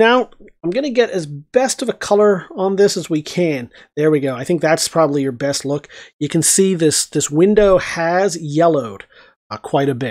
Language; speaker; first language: English; native; English